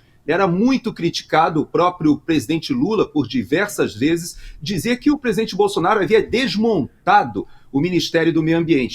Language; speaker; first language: Portuguese; native; Portuguese